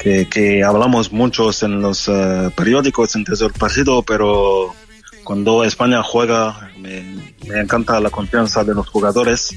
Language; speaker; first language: Spanish; non-native, learner; French